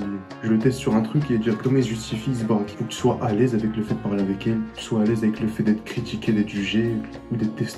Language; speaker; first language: French; native; French